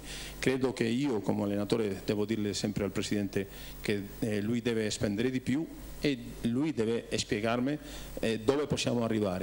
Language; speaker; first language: Italian; non-native, fluent; Spanish